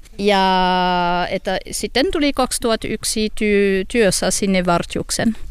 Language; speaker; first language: Finnish; non-native, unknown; French